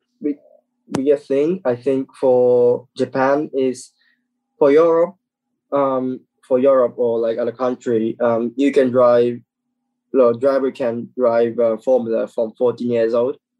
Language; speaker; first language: English; non-native, learner; Japanese